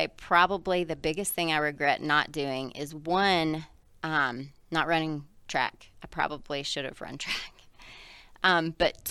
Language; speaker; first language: English; native; English